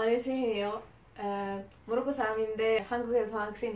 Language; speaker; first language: Korean; non-native, learner; Arabic